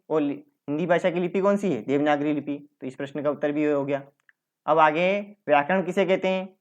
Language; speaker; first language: Hindi; native; Hindi